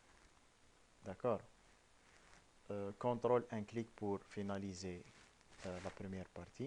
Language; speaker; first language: French; non-native, local second language; Arabic